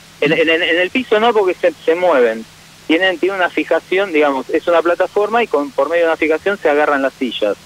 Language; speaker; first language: Spanish; native; Spanish